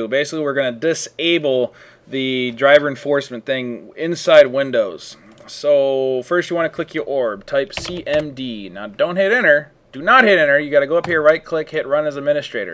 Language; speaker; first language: English; native; English